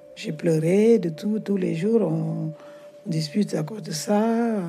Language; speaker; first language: French; non-native, fluent; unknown